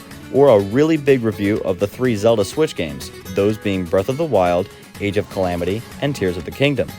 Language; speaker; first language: English; native; English